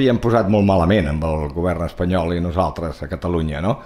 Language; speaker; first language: Catalan; native; Catalan